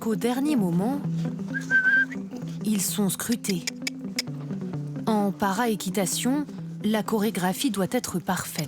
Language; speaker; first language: French; native; French